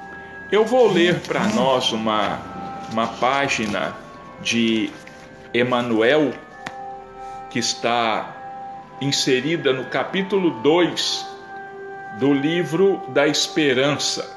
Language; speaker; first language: Portuguese; native; Portuguese